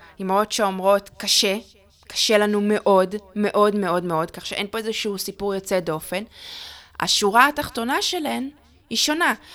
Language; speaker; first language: Hebrew; native; Hebrew